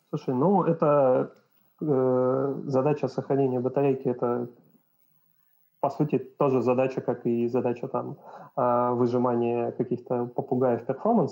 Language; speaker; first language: Russian; native; Russian